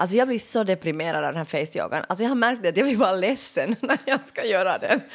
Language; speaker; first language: Swedish; native; Swedish